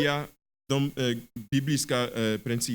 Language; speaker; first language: Swedish; non-native, fluent; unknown